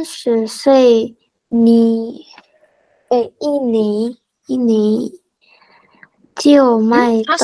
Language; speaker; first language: Chinese; non-native, learner; Indonesian